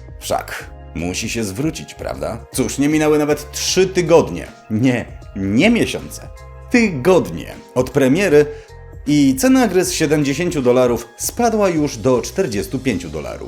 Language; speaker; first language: Polish; native; Polish